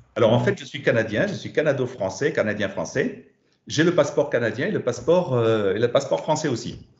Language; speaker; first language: French; non-native, fluent; German